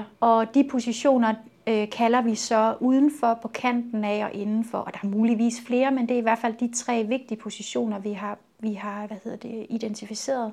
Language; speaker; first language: Danish; native; Danish